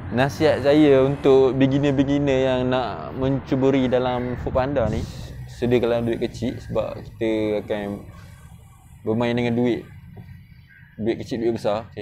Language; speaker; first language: Malay; native; Malay